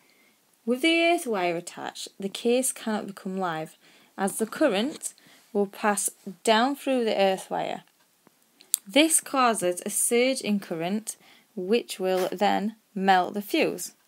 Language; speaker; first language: English; native; English